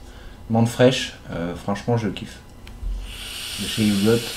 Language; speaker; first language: French; native; French